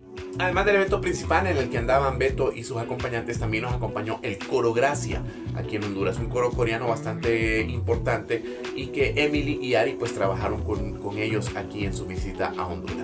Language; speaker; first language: Spanish; native; Spanish